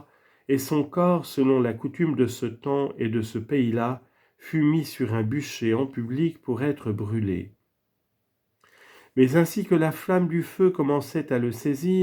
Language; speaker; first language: French; native; French